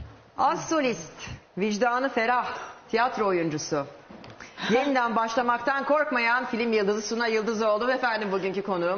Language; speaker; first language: Turkish; native; Turkish